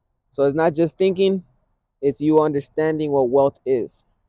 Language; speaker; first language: English; early bilingual, other home language; Spanish